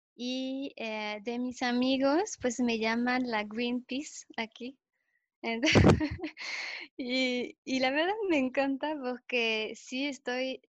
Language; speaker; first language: Spanish; non-native, fluent; French